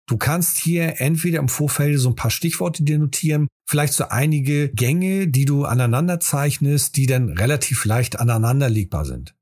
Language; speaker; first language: German; native; German